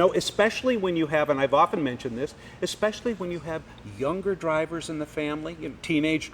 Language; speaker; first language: English; native; English